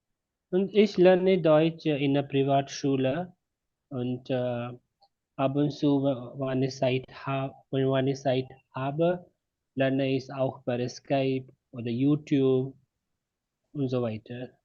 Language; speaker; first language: German; non-native, learner; Hindi